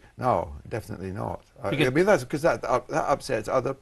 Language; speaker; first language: English; native; English